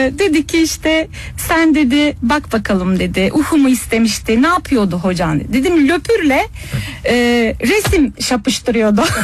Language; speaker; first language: Turkish; early bilingual, heritage; Turkish